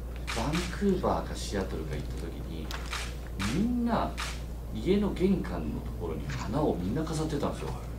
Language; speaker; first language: Japanese; native; Japanese